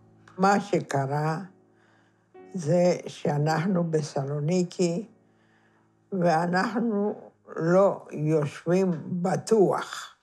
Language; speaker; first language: Hebrew; non-native, fluent; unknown